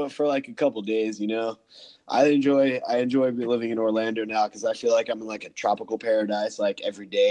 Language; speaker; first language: English; native; English